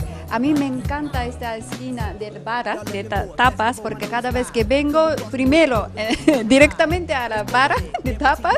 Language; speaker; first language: Spanish; non-native, fluent; Japanese